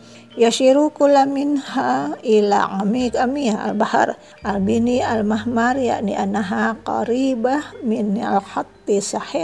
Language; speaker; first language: Arabic; non-native, fluent; Indonesian